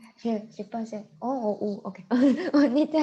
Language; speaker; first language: French; non-native, learner; Chinese